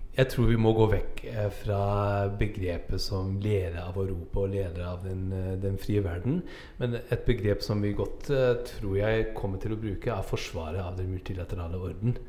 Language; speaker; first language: Norwegian; non-native, fluent; German